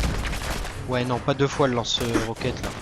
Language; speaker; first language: French; native; French